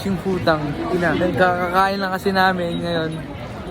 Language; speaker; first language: Filipino; native; Filipino